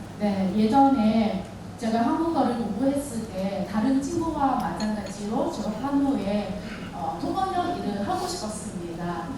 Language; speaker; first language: Korean; non-native, fluent; Vietnamese